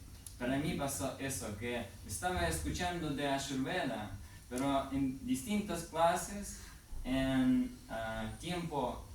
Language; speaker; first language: Spanish; non-native, learner; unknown